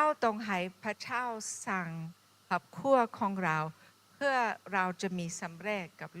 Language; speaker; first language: Thai; non-native, fluent; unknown